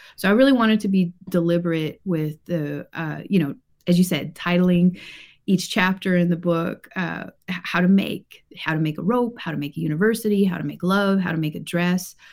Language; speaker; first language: English; early bilingual, other home language; Japanese